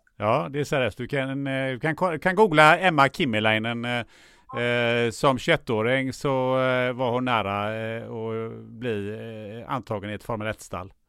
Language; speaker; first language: Swedish; non-native, local second language; German